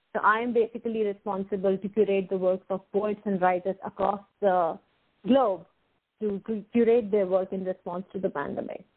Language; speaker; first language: English; non-native, local second language; Hindi